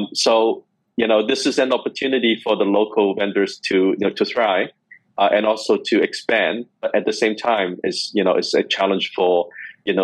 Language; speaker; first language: English; non-native, local second language; Cantonese